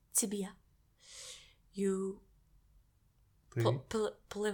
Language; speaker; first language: Russian; non-native, learner; English